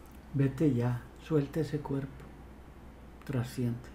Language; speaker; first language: Spanish; native; Spanish